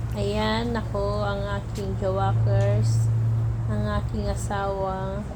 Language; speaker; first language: Filipino; native; Filipino